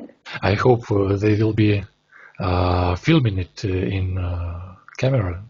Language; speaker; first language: English; non-native, learner; Russian